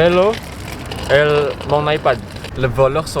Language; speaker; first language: French; non-native, learner; Indonesian